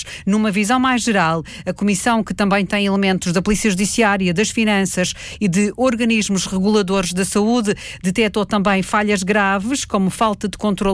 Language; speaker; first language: Portuguese; native; Portuguese